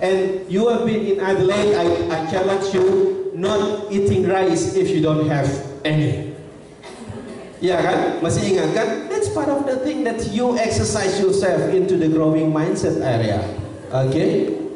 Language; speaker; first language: English; non-native, fluent; Indonesian